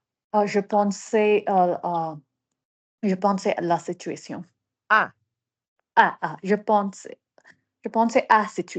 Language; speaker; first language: French; non-native, learner; English